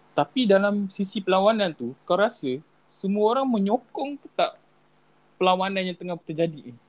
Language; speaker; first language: Malay; native; Malay